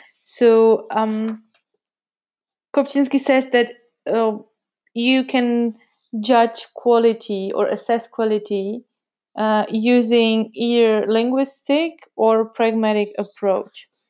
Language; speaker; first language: English; non-native, fluent; Czech